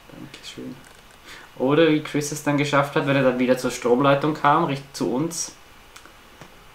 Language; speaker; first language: German; native; German